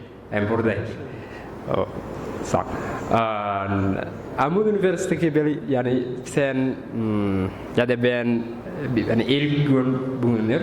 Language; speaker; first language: Turkish; non-native, learner; Somali